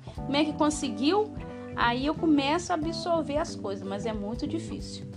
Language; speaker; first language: Portuguese; native; Portuguese